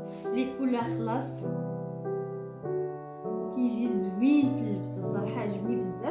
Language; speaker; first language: Arabic; native; Arabic